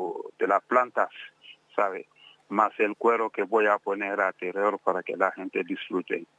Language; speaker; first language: Spanish; non-native, fluent; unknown